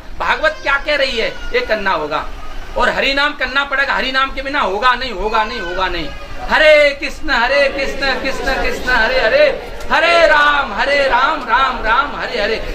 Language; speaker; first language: Hindi; native; Hindi